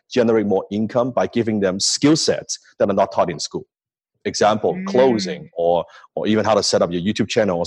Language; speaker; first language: English; non-native, local second language; Cantonese